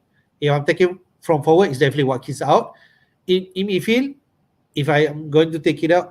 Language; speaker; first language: English; non-native, local second language; Malay